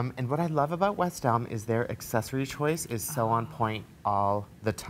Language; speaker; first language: English; native; English